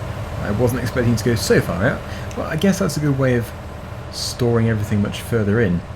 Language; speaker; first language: English; native; English